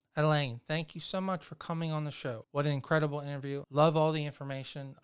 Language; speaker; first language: English; native; English